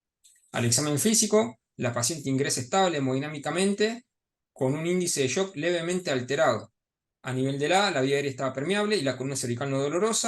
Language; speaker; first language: Spanish; native; Spanish